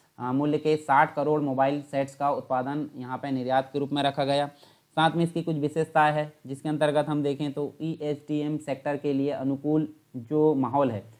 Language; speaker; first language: Hindi; native; Hindi